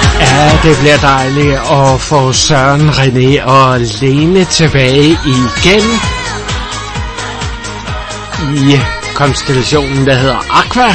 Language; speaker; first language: Danish; native; Danish